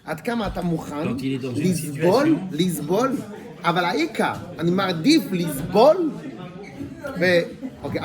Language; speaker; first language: Hebrew; non-native, fluent; French